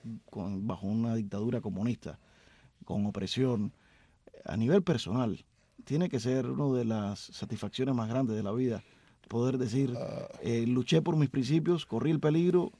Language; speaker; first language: Spanish; native; Spanish